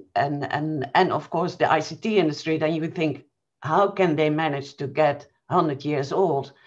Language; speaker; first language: English; non-native, fluent; Dutch